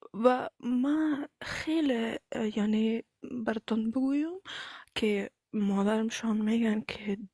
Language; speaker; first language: Persian; early bilingual, heritage; Persian